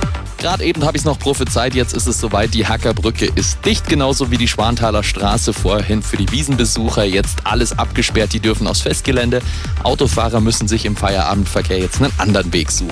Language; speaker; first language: German; native; German